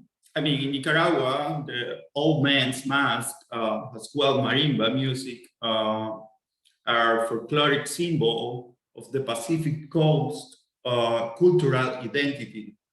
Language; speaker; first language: English; non-native, fluent; Spanish